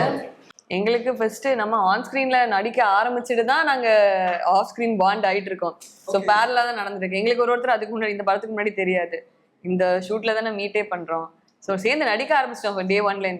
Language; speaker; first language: Tamil; native; Tamil